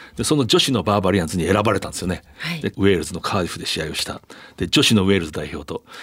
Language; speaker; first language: Japanese; native; Japanese